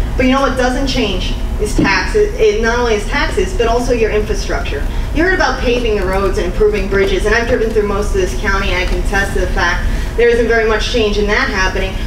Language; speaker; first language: English; native; English